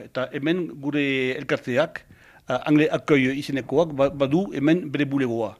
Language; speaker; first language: Basque; non-native, local second language; French